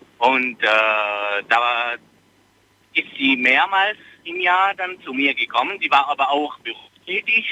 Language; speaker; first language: German; non-native, fluent; Arabic